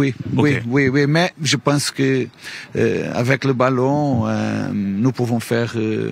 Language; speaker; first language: French; non-native, learner; Portuguese